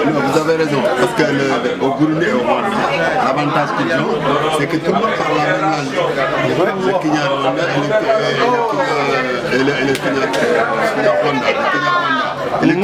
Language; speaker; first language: French; non-native, local second language; Wolof